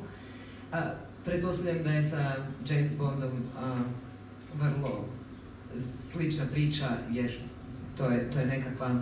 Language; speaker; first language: Croatian; native; Croatian